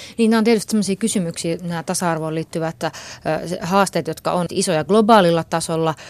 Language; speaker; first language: Finnish; native; Finnish